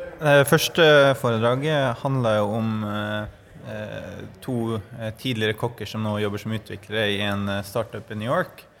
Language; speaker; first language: Norwegian; native; Norwegian